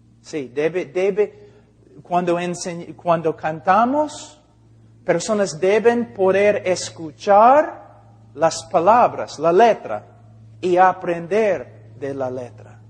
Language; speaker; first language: Spanish; non-native, fluent; English